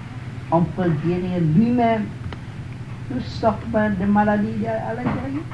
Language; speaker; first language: French; non-native, learner; Vietnamese